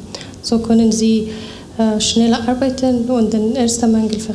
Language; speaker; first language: German; non-native, fluent; Persian